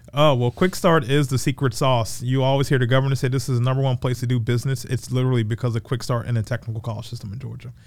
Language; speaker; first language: English; native; English